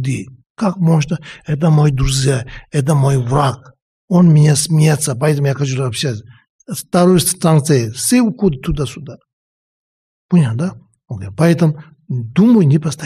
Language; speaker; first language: Russian; non-native, learner; Tibetan